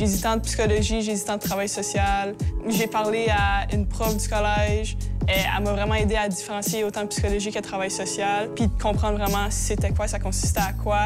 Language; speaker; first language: French; native; French